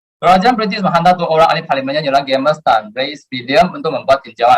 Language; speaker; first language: Malay; non-native, local second language; Chinese